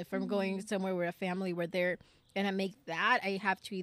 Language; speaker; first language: English; non-native, fluent; Spanish